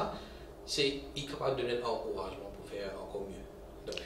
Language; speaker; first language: French; non-native, local second language; Morisyen